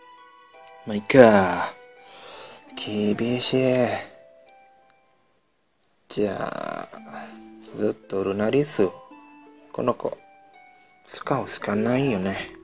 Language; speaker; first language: Japanese; non-native, learner; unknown